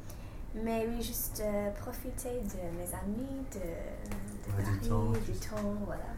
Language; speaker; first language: French; non-native, fluent; English